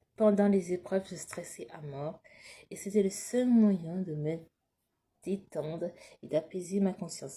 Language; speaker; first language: French; native; French